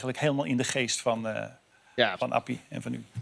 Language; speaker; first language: Dutch; native; Dutch